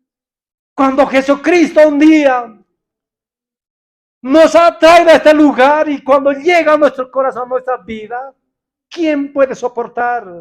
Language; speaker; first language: Spanish; non-native, local second language; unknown